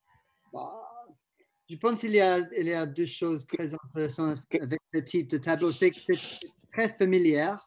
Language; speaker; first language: French; non-native, learner; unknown